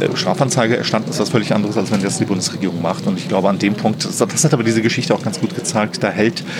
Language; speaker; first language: German; native; German